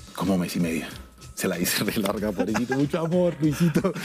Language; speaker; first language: Spanish; native; Spanish